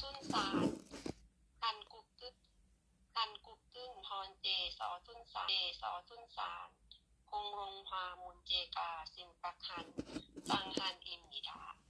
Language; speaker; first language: Korean; non-native, learner; Thai